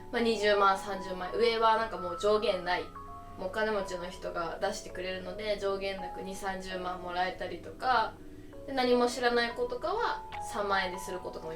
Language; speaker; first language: Japanese; native; Japanese